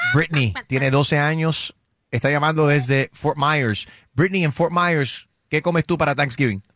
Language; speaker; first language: Spanish; early bilingual, heritage; Spanish